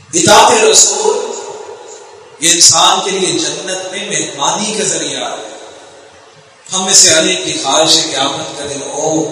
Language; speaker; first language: Urdu; native; Urdu